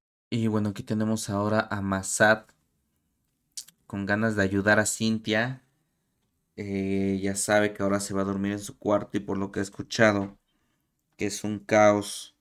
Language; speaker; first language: Spanish; native; Spanish